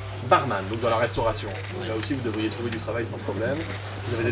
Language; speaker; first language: French; native; French